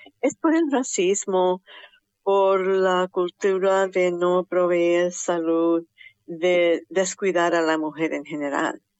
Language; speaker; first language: Spanish; early bilingual, heritage; Spanish